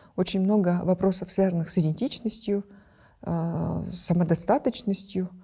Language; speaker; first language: Russian; non-native, local second language; Kyrgyz